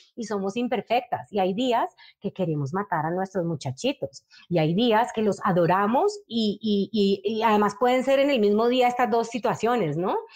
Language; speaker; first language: Spanish; native; Spanish